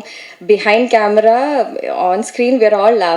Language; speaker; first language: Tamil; non-native, learner; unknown